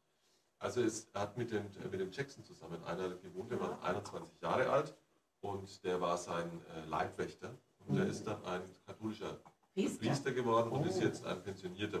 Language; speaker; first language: German; native; German